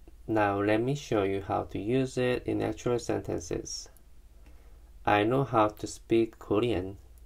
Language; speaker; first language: English; non-native, fluent; Korean